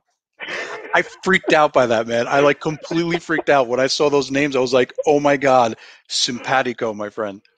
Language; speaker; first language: English; native; English